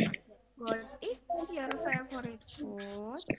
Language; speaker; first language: English; non-native, fluent; Indonesian